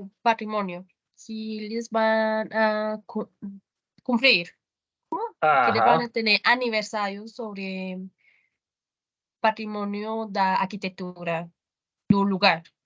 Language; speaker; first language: Portuguese; non-native, learner; Spanish